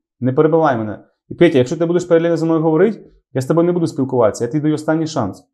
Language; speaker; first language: Ukrainian; native; Ukrainian